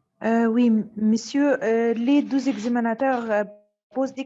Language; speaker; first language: French; non-native, learner; Arabic